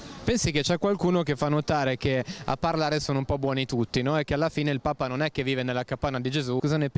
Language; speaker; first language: Italian; native; Italian